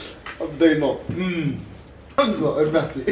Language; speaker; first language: Arabic; native; Arabic